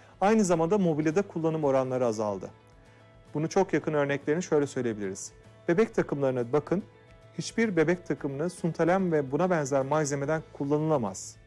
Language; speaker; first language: Turkish; native; Turkish